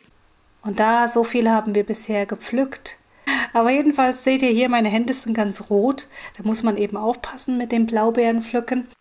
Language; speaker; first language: German; native; German